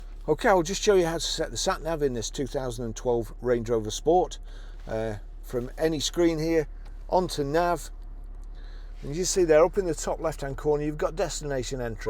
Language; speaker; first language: English; native; English